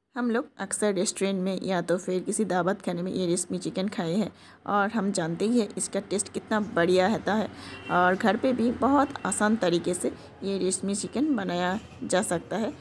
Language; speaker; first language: Hindi; non-native, local second language; Bangla